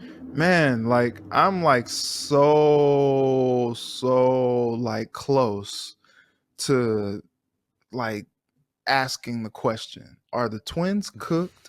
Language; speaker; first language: English; native; English